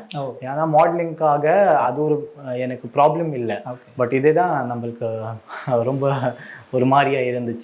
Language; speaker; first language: Tamil; non-native, learner; Kashmiri